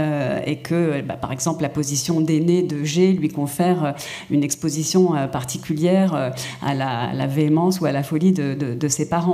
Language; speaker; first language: French; native; French